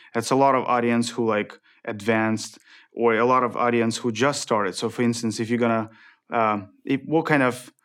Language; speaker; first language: English; non-native, fluent; Ukrainian